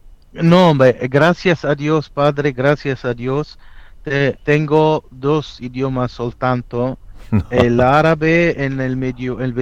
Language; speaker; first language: Spanish; non-native, fluent; Italian